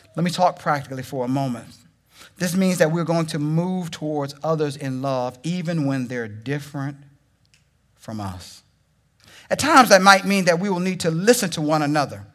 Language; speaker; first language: English; native; English